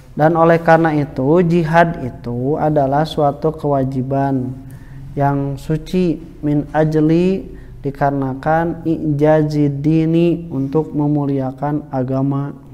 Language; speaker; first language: Indonesian; non-native, local second language; Sundanese